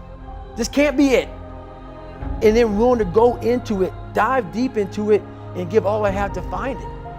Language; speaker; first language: English; native; English